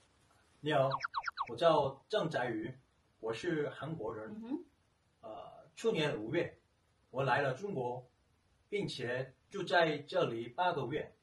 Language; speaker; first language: Chinese; non-native, learner; Korean